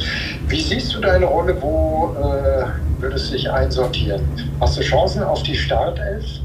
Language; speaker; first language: German; native; German